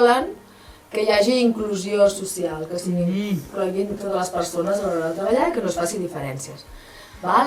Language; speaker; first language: Catalan; native; Catalan